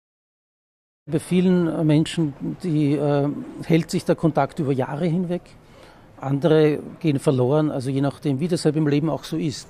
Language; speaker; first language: German; native; German